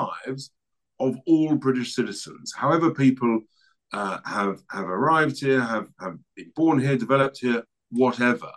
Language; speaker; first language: English; native; English